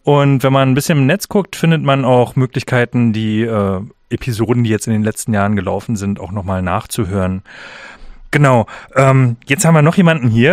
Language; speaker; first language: German; native; German